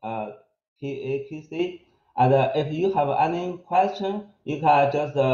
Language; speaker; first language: English; non-native, fluent; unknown